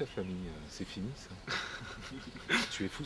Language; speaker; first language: French; native; French